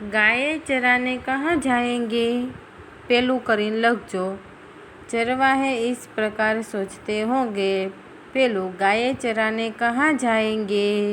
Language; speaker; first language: Hindi; non-native, local second language; Gujarati